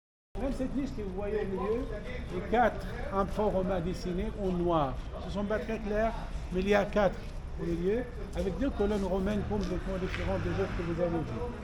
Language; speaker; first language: French; non-native, fluent; Arabic